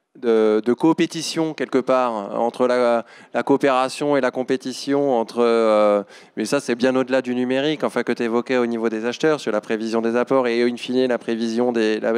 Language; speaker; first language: French; native; French